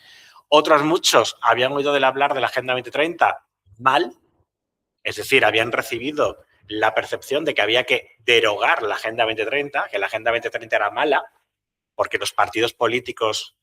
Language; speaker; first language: Spanish; native; Spanish